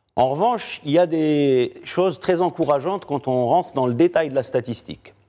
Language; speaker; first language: French; non-native, local second language; Arabic